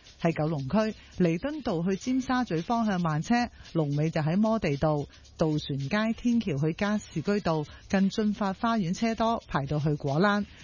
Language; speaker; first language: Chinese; non-native, local second language; Cantonese